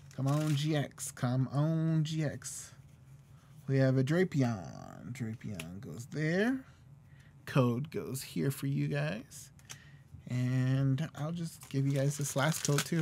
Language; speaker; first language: English; native; English